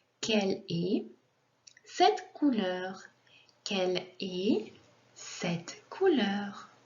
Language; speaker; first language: French; non-native, fluent; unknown